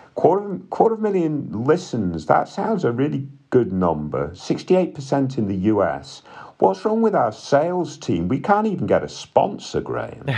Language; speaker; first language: English; native; English